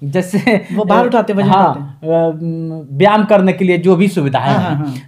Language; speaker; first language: Hindi; native; Hindi